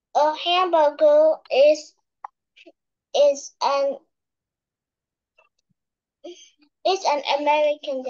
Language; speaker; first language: English; non-native, learner; Vietnamese